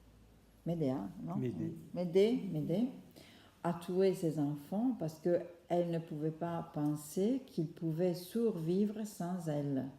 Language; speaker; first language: French; non-native, fluent; Italian